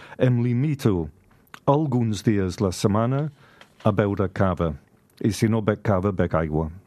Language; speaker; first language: Catalan; non-native, fluent; English